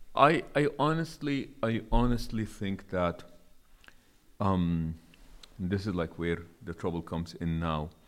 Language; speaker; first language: English; non-native, local second language; Arabic